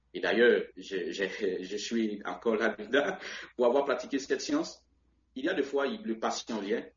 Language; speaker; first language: French; non-native, local second language; Baoulé